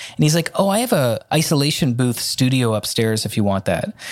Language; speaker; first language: English; native; English